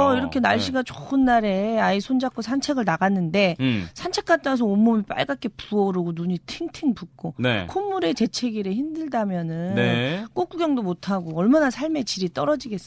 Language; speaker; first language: Korean; native; Korean